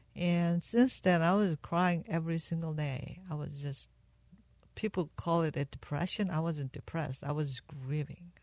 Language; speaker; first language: English; non-native, fluent; Korean